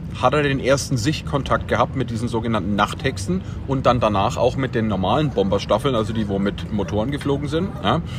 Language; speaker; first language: German; native; German